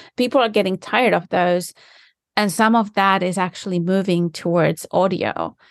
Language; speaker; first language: English; non-native, fluent; Finnish